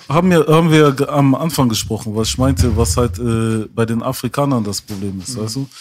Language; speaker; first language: German; early bilingual, other home language; French